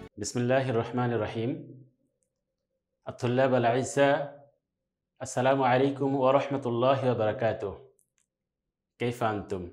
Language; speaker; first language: Arabic; non-native, fluent; Bangla